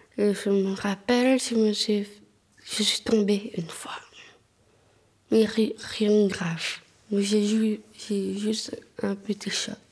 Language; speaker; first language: French; non-native, fluent; Spanish